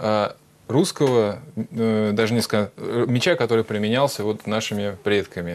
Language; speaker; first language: Russian; native; Russian